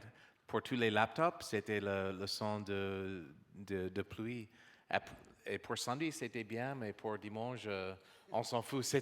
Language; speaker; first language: French; non-native, learner; English